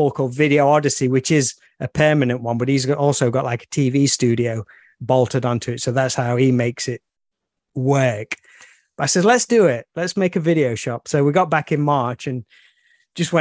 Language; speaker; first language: English; native; English